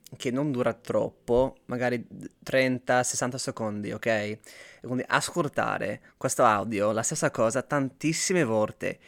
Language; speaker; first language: Italian; non-native, fluent; English